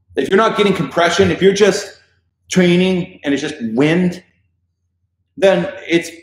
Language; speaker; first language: English; native; English